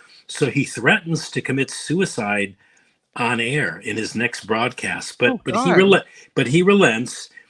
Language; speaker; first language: English; native; English